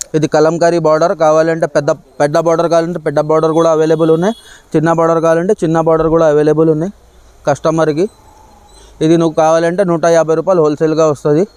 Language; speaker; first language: Telugu; non-native, local second language; Urdu